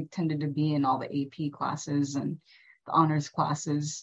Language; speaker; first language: English; early bilingual, other home language; Filipino